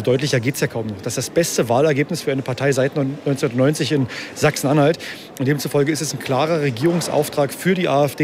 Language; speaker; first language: German; native; German